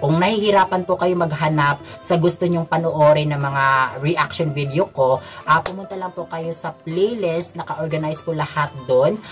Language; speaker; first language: Filipino; native; Filipino